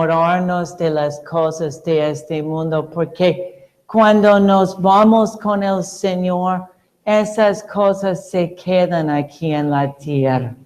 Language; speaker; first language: Spanish; non-native, fluent; English